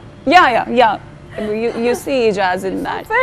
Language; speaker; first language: English; non-native, local second language; Hindi